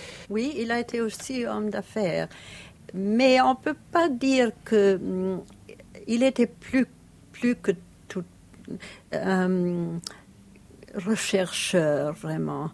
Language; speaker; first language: French; non-native, fluent; Italian